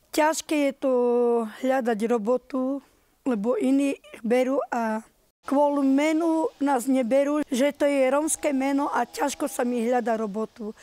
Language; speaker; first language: Slovak; non-native, local second language; Romany